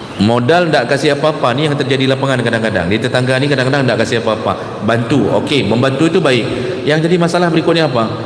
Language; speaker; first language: Malay; non-native, local second language; Achinese